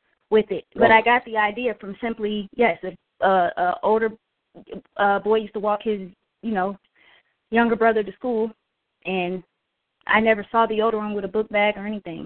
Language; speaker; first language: English; native; English